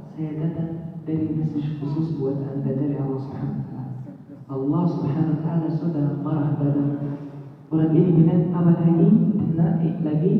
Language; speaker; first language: Indonesian; non-native, fluent; Arabic